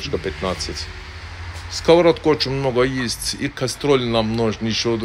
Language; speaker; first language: Russian; non-native, learner; Turkish